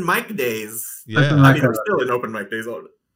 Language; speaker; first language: English; non-native, fluent; Indonesian